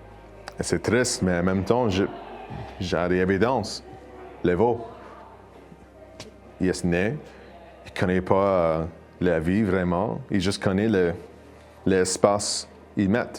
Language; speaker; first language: French; non-native, learner; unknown